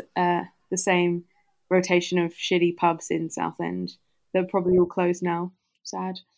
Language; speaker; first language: English; native; English